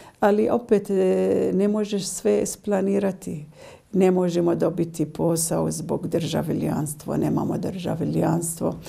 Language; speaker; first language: Serbian; non-native, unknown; Arabic